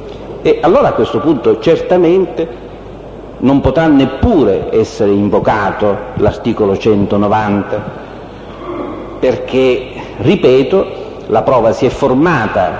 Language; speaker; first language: Italian; native; Italian